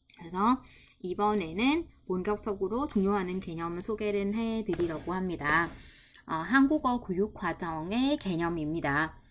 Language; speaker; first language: Korean; non-native, fluent; Vietnamese